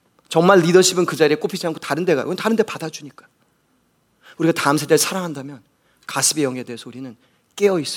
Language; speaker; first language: Korean; native; Korean